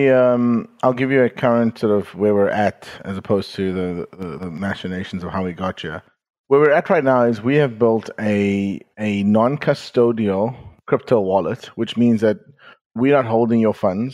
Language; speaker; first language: English; native; English